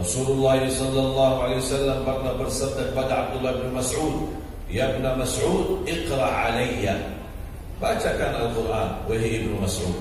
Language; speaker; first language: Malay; non-native, fluent; Arabic